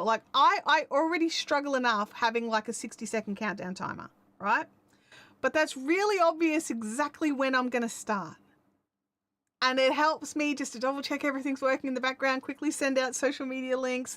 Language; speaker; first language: English; native; English